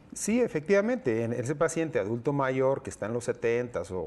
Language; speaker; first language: Spanish; native; Spanish